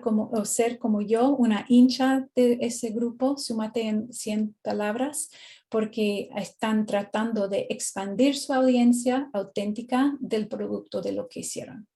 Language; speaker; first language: Spanish; non-native, fluent; English